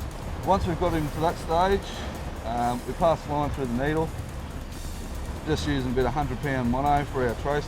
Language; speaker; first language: English; native; English